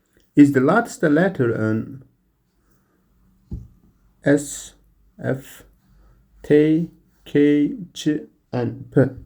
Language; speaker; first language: Dutch; non-native, learner; Turkish